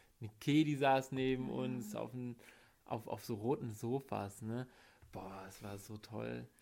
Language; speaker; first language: German; native; German